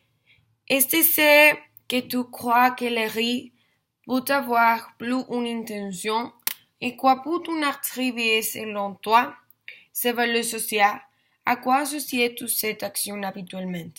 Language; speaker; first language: French; non-native, learner; Spanish